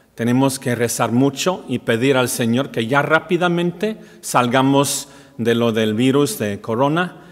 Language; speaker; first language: Spanish; non-native, fluent; English